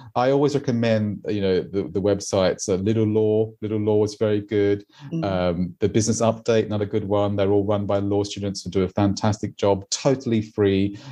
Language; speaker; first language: English; native; English